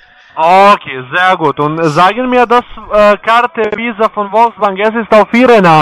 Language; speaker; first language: German; non-native, learner; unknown